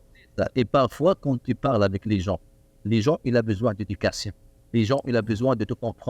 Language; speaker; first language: French; non-native, learner; Arabic